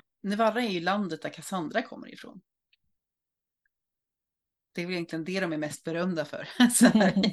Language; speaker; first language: Swedish; native; Swedish